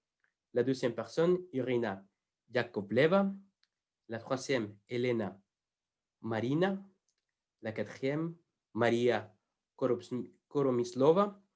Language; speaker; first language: French; non-native, fluent; Spanish